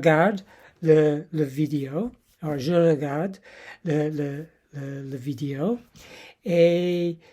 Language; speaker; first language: French; non-native, learner; English